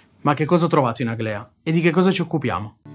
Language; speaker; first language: Italian; native; Italian